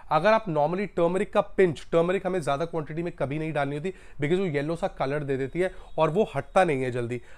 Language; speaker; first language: Hindi; native; Hindi